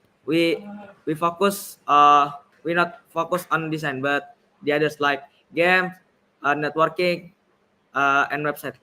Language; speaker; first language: English; non-native, learner; Indonesian